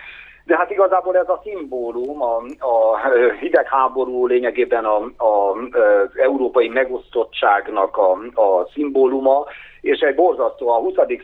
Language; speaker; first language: Hungarian; native; Hungarian